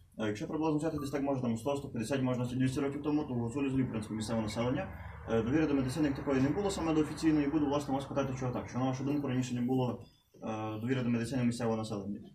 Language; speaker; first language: Ukrainian; native; Ukrainian